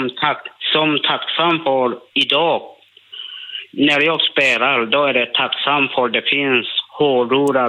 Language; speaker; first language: Swedish; non-native, learner; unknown